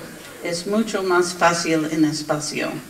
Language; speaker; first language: Spanish; non-native, learner; English